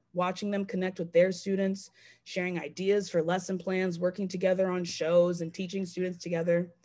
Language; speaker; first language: English; native; English